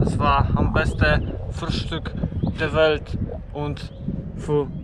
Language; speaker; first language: German; non-native, learner; Polish